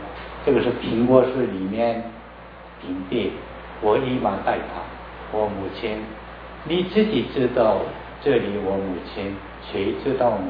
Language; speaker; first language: Chinese; non-native, learner; Korean